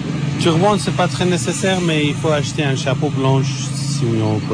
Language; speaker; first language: French; non-native, learner; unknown